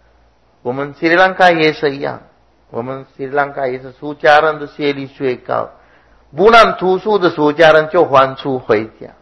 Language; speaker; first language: Chinese; non-native, fluent; Sinhala